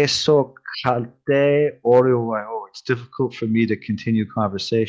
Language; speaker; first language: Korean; non-native, learner; English